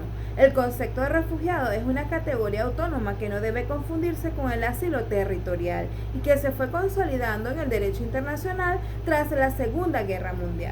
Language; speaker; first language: Spanish; native; Spanish